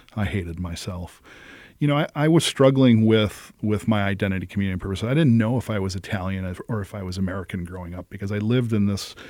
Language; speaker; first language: English; early bilingual, other home language; Italian